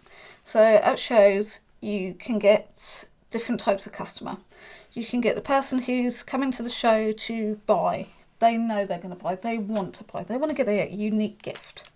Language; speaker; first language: English; native; English